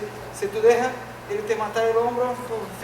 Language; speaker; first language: Spanish; non-native, learner; Portuguese